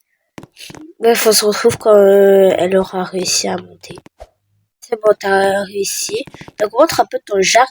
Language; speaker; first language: French; native; French